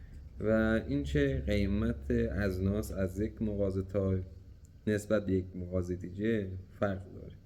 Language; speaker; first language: Persian; native; Persian